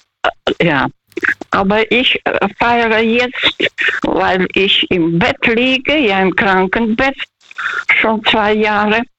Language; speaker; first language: German; non-native, fluent; Russian